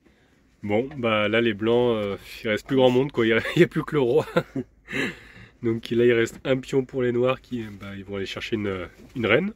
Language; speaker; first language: French; native; French